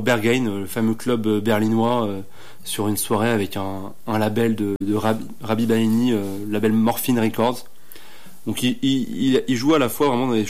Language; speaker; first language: French; native; French